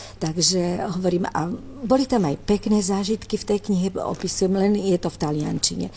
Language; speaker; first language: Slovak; native; Slovak